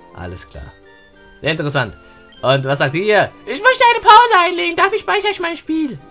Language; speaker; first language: German; early bilingual, other home language; Turkish